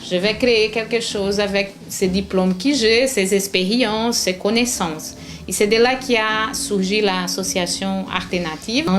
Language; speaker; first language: French; non-native, fluent; Portuguese